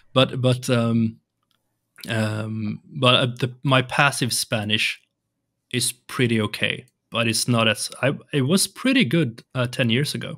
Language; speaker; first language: English; non-native, fluent; Swedish